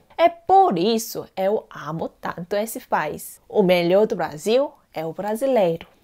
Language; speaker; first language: Portuguese; non-native, fluent; Korean